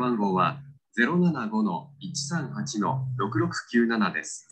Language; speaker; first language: Japanese; non-native, learner; Indonesian